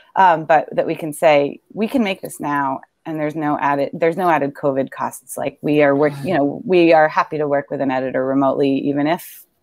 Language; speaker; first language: English; native; English